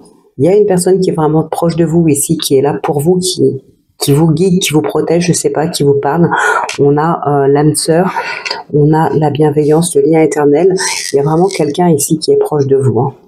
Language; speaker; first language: French; native; French